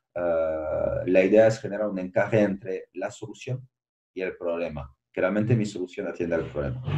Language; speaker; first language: Spanish; non-native, fluent; French